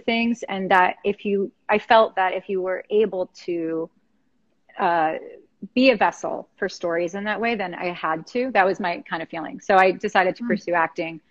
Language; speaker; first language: English; native; English